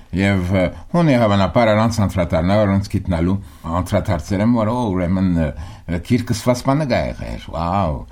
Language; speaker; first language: Armenian; early bilingual, heritage; Armenian